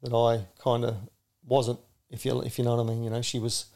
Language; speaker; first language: English; native; English